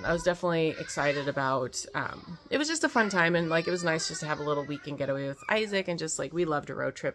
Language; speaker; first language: English; native; English